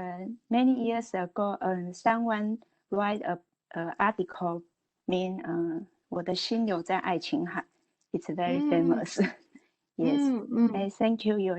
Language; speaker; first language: English; non-native, learner; Chinese